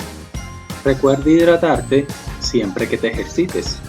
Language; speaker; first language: Spanish; native; Spanish